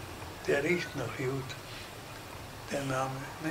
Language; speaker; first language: German; native; German